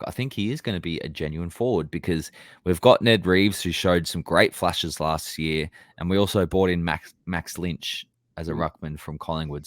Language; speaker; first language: English; native; English